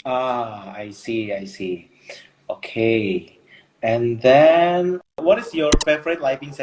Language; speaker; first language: English; non-native, fluent; Indonesian